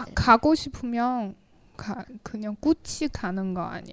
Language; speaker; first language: Korean; non-native, learner; Chinese